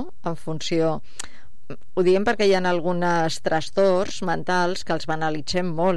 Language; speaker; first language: Catalan; native; Catalan